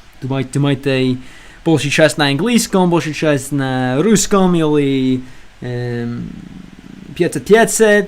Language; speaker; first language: Russian; non-native, learner; English